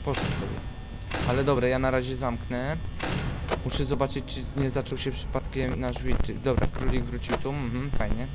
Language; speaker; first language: Polish; native; Polish